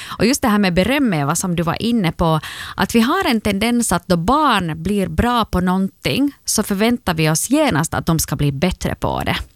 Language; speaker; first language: Swedish; native; Swedish